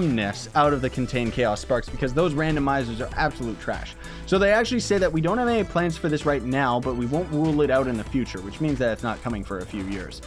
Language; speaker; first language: English; native; English